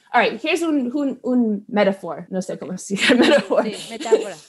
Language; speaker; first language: Spanish; non-native, learner; English